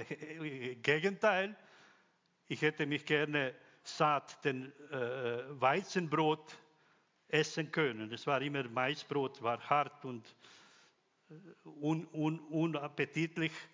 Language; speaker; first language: German; non-native, fluent; Croatian